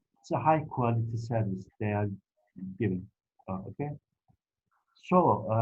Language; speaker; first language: English; non-native, fluent; Turkish